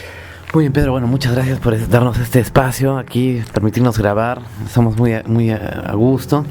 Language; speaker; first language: Spanish; native; Spanish